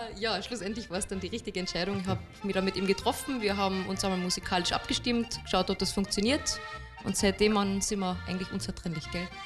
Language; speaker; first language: German; native; German